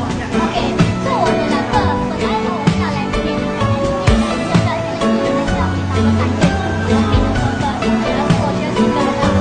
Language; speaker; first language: Chinese; non-native, fluent; Vietnamese